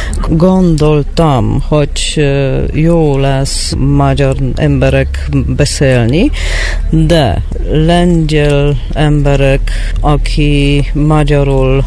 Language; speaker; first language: Hungarian; non-native, learner; Polish